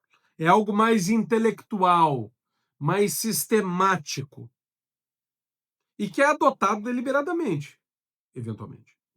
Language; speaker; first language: Portuguese; native; Portuguese